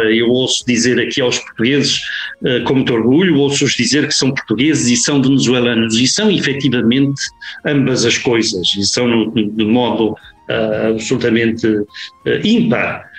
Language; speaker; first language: Portuguese; native; Portuguese